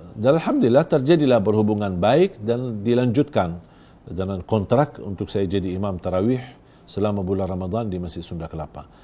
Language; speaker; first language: Indonesian; non-native, fluent; Arabic